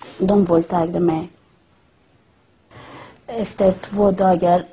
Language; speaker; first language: Swedish; non-native, learner; Persian